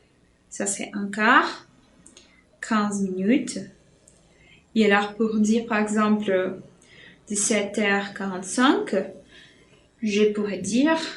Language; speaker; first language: French; non-native, fluent; Portuguese